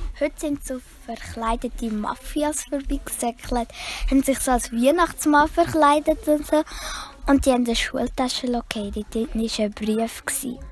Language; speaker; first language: German; native; German